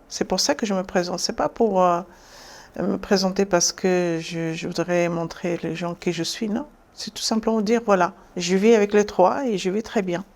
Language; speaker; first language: French; non-native, local second language; Arabic